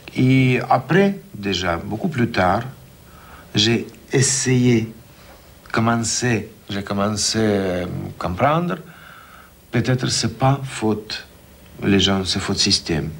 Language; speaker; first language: French; non-native, learner; Russian